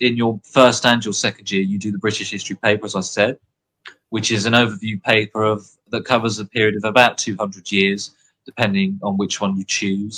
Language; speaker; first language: English; native; English